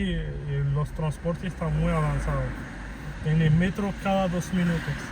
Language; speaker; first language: Spanish; non-native, fluent; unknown